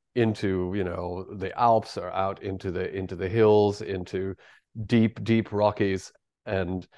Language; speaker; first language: English; native; English